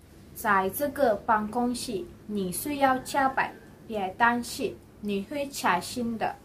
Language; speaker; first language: Chinese; non-native, learner; Malay